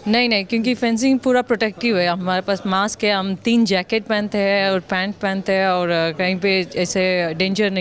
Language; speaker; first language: Hindi; non-native, local second language; Tamil